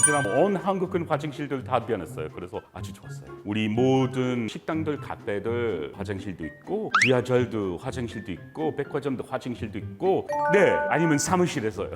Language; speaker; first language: Korean; non-native, learner; English